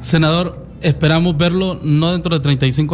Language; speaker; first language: Spanish; native; Spanish